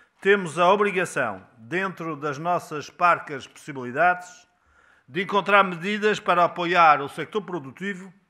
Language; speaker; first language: Portuguese; native; Portuguese